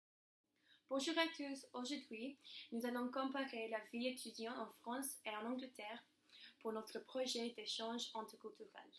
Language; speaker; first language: French; non-native, learner; English